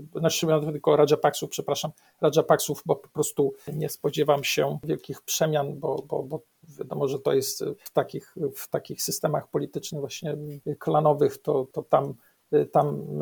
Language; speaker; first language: Polish; native; Polish